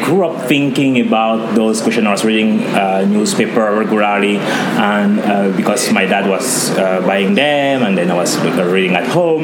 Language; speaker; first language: English; non-native, local second language; French